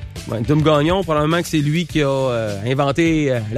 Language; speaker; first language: French; native; French